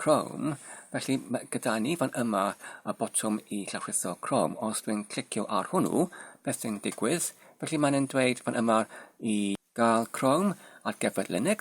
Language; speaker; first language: Welsh; non-native, learner; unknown